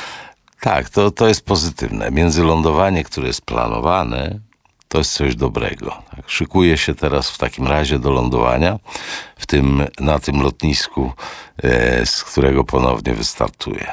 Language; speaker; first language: Polish; native; Polish